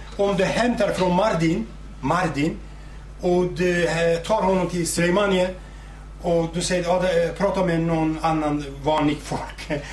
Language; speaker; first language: Swedish; non-native, fluent; Zaza